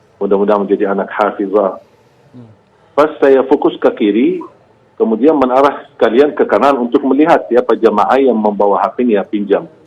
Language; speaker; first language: Malay; non-native, fluent; Arabic